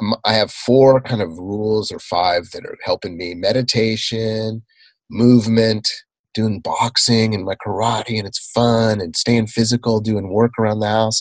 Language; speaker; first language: English; native; English